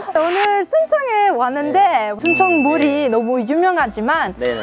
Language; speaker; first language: Korean; non-native, learner; French